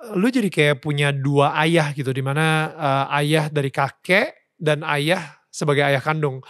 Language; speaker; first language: Indonesian; native; Indonesian